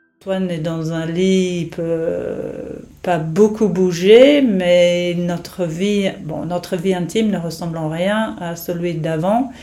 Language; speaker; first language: French; non-native, fluent; English